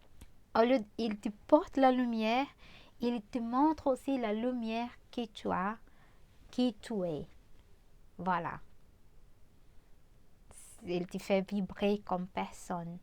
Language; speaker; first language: French; non-native, fluent; Portuguese